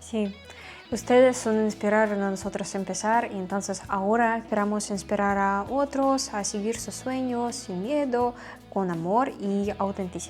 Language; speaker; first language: Spanish; non-native, learner; Russian